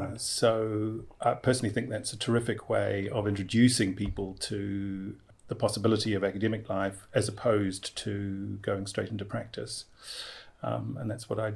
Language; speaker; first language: English; native; English